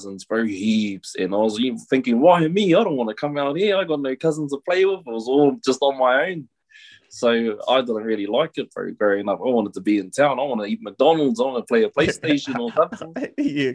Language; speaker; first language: English; native; English